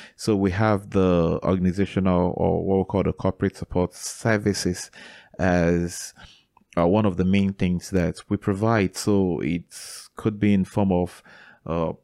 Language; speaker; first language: English; non-native, local second language; Igbo